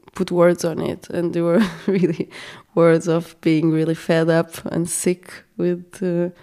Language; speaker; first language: English; non-native, fluent; Portuguese